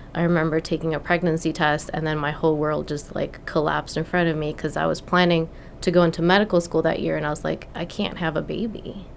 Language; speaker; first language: English; non-native, fluent; Spanish